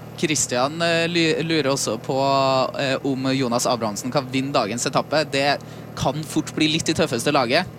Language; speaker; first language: Norwegian; native; Norwegian